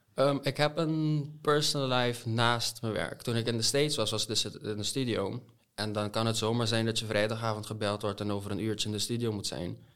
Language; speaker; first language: Dutch; non-native, local second language; Papiamento